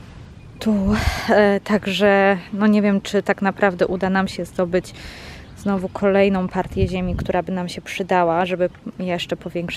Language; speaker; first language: Polish; native; Polish